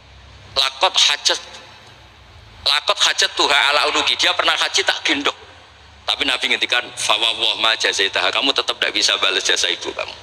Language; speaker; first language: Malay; non-native, local second language; Javanese